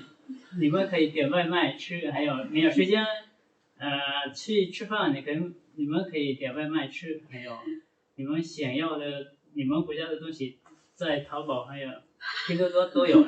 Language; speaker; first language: Chinese; non-native, fluent; Lao